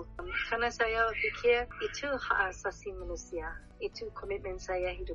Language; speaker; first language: Indonesian; non-native, fluent; English